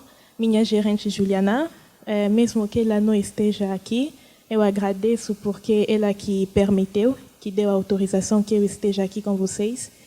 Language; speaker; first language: Portuguese; non-native, fluent; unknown